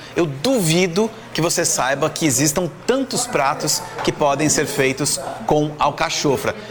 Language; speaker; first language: Portuguese; native; Portuguese